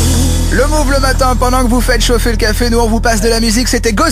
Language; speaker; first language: French; native; French